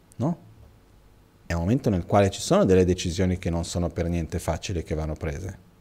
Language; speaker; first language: Italian; non-native, fluent; Portuguese